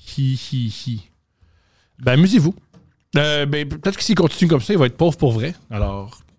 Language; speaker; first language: French; native; French